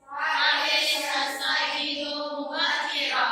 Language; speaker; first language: Arabic; non-native, learner; Indonesian